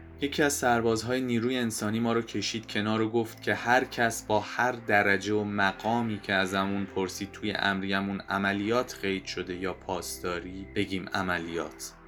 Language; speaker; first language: Persian; native; Persian